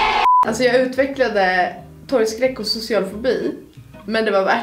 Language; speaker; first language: Swedish; native; Swedish